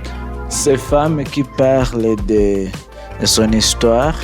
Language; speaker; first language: French; non-native, learner; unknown